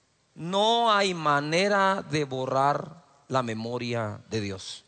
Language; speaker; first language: Spanish; native; Spanish